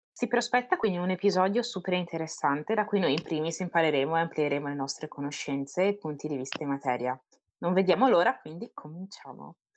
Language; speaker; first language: Italian; early bilingual, other home language; French